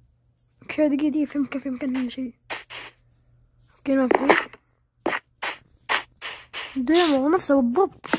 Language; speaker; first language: Arabic; native; Arabic